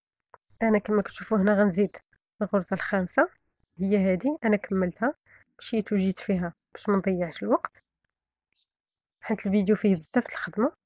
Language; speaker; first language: Arabic; native; Arabic